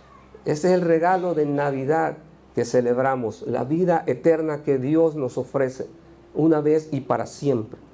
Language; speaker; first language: Spanish; native; Spanish